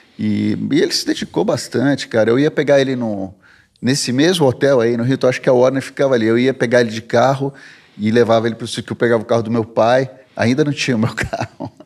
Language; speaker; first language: Portuguese; early bilingual, heritage; Portuguese